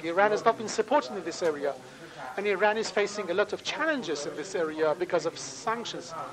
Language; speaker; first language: English; non-native, fluent; Persian